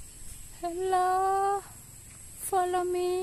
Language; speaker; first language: English; non-native, learner; Thai